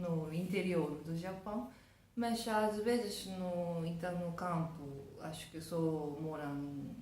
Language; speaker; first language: Portuguese; non-native, fluent; Japanese